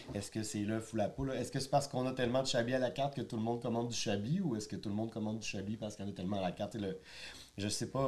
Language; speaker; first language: French; native; French